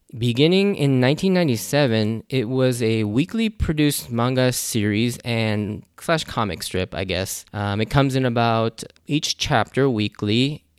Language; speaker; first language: English; native; English